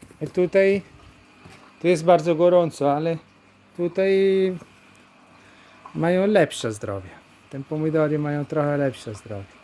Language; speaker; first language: Polish; non-native, learner; Italian